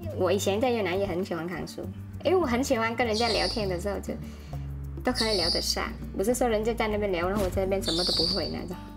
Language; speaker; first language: Chinese; non-native, fluent; Vietnamese